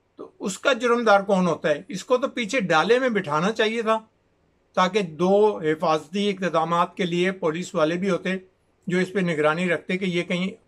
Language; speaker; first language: Urdu; native; Urdu